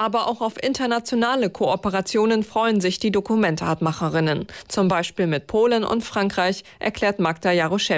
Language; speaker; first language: German; native; German